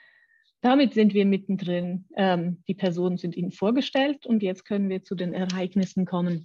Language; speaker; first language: German; native; German